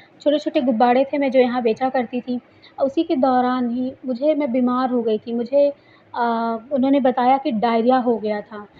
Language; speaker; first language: Hindi; native; Hindi